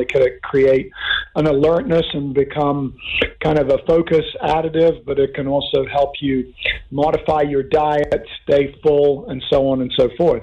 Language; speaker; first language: English; native; English